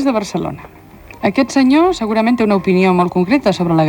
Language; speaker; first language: Catalan; native; Catalan